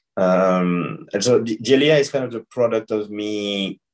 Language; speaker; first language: English; non-native, fluent; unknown